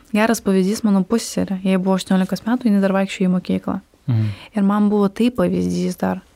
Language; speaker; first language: Lithuanian; non-native, local second language; Romany